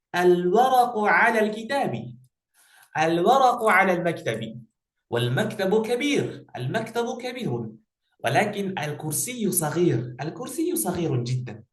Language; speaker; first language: Arabic; non-native, fluent; Uzbek